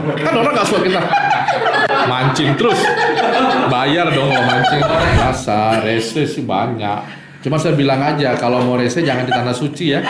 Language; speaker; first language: Indonesian; native; Indonesian